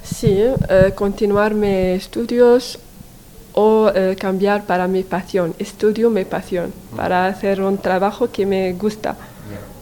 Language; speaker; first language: Spanish; non-native, learner; Arabic